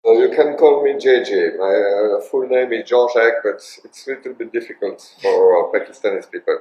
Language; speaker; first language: English; non-native, learner; French